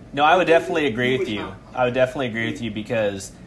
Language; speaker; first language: English; native; English